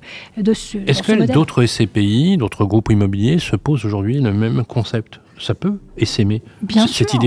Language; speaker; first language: French; native; French